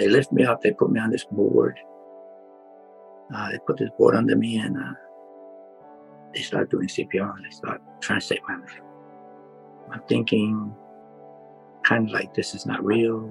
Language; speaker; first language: English; native; English